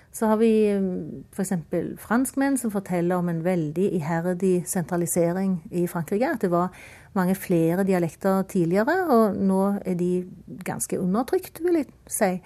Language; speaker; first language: Norwegian; native; Norwegian